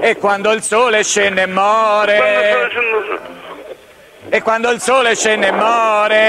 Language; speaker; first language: Italian; native; Italian